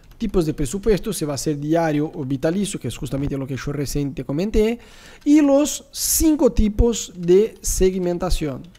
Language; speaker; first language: Spanish; non-native, fluent; Portuguese